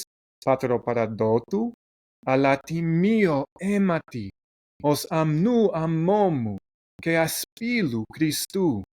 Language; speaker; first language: Greek; non-native, fluent; English